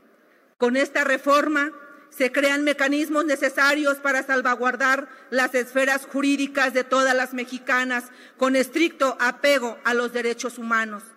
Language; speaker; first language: Spanish; native; Spanish